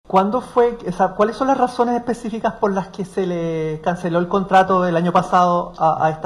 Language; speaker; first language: Spanish; native; Spanish